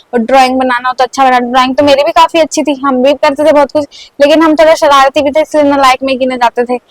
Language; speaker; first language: Hindi; non-native, local second language; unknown